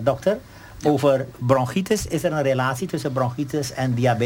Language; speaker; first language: Dutch; native; Dutch